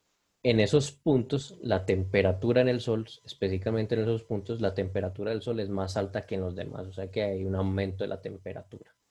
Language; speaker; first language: Spanish; native; Spanish